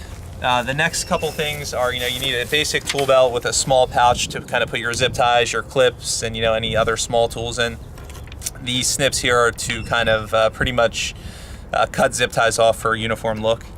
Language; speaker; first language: English; native; English